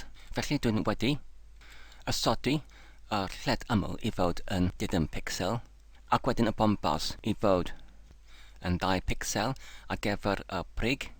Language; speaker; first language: Welsh; non-native, learner; English